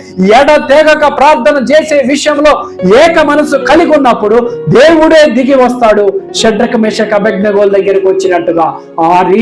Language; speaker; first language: Telugu; native; Telugu